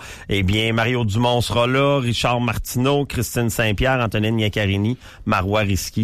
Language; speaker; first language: French; native; French